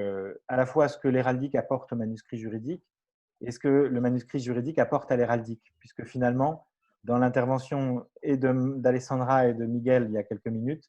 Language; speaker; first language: French; native; French